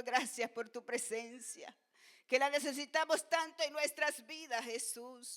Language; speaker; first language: Spanish; native; Spanish